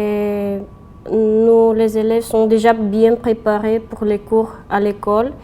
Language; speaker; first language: French; non-native, fluent; Bulgarian